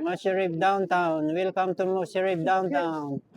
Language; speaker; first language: English; non-native, local second language; Filipino